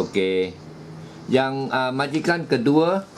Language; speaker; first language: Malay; non-native, local second language; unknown